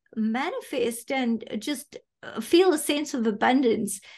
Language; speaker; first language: English; native; English